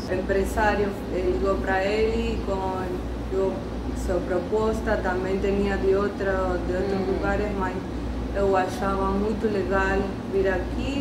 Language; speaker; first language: Portuguese; non-native, learner; Spanish